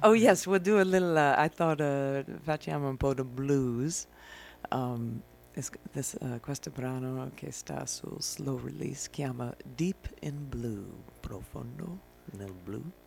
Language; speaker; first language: Italian; non-native, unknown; English